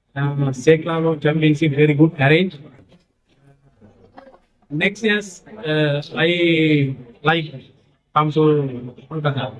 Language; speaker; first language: English; non-native, learner; Sinhala